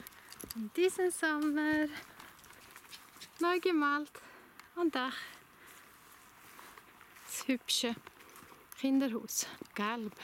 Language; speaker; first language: German; non-native, learner; Swedish